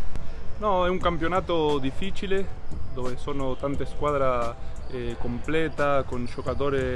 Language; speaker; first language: Italian; non-native, fluent; Spanish